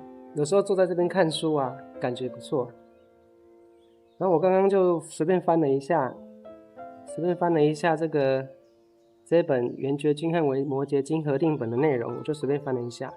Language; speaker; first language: Chinese; native; Chinese